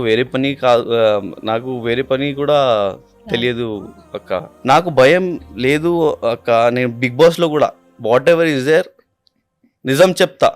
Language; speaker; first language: Telugu; non-native, local second language; Urdu